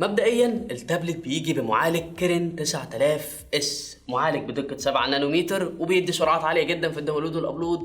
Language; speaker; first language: Arabic; native; Arabic